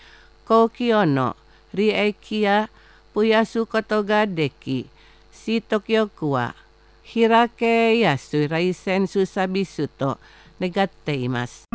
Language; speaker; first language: Japanese; non-native, fluent; Indonesian